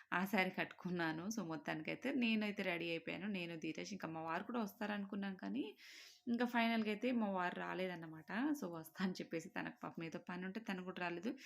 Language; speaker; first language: Telugu; non-native, local second language; Marwari